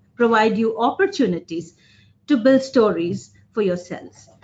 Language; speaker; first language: English; non-native, local second language; Hindi